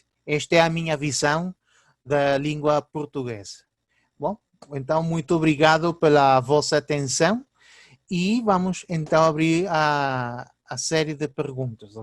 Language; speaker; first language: Portuguese; early bilingual, heritage; Portuguese